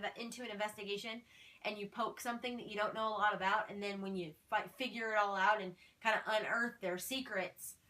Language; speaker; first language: English; native; English